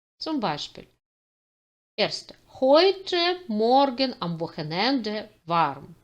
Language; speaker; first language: German; non-native, fluent; Ukrainian